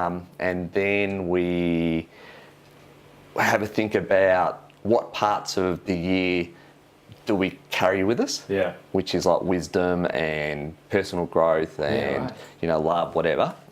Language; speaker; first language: English; native; English